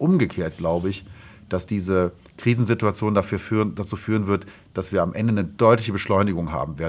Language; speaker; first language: German; native; German